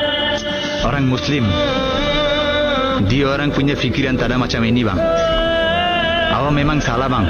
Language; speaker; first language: Malay; non-native, learner; Bangla